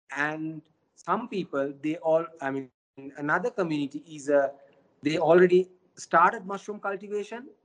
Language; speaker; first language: English; non-native, local second language; Sinhala